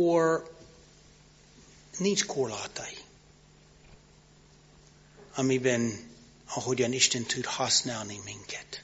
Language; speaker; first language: Hungarian; non-native, learner; English